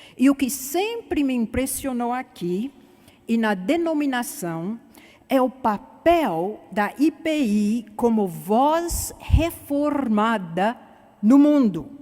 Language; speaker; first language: Portuguese; non-native, fluent; English